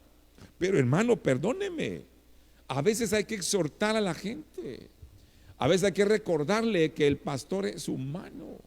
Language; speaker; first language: Spanish; native; Spanish